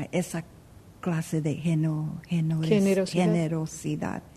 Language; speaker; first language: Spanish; early bilingual, heritage; Spanish